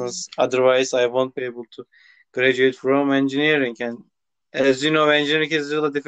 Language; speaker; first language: English; non-native, local second language; Turkish